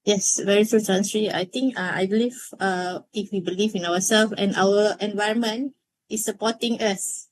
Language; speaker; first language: English; non-native, local second language; Malay